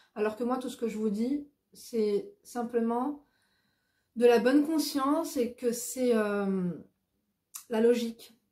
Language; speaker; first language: French; native; French